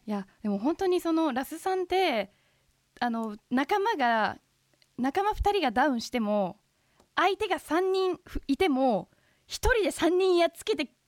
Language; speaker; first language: Japanese; native; Japanese